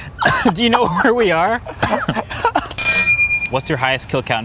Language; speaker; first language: English; native; English